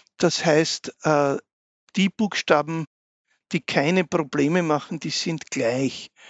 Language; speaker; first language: German; native; German